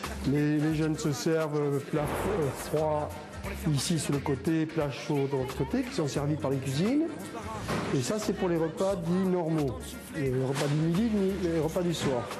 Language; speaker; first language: French; native; French